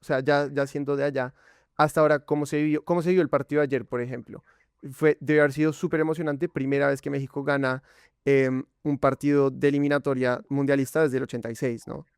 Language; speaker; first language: Spanish; native; Spanish